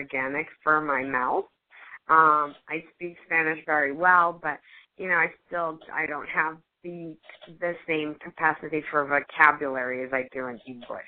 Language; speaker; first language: English; early bilingual, other home language; Spanish